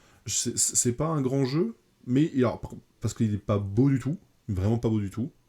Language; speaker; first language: French; native; French